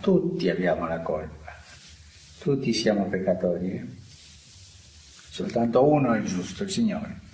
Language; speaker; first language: Italian; non-native, fluent; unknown